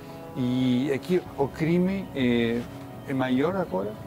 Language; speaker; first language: Portuguese; non-native, fluent; Spanish